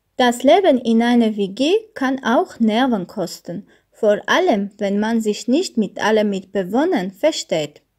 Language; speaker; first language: German; non-native, learner; Armenian